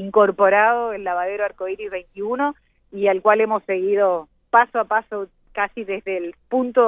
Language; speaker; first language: Spanish; native; Spanish